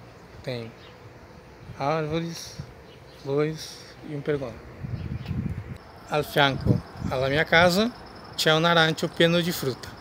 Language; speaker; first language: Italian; non-native, learner; Portuguese